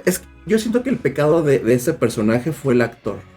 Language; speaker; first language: Spanish; native; Spanish